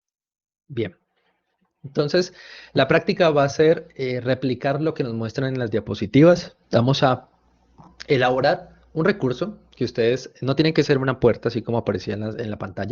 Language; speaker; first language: Spanish; native; Spanish